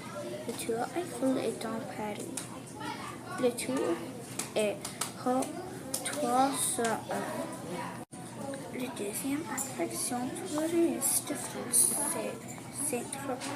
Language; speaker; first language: French; non-native, learner; English